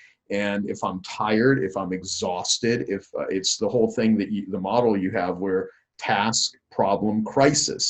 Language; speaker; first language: English; native; English